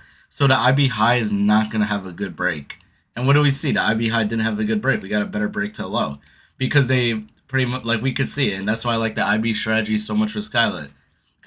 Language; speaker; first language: English; native; English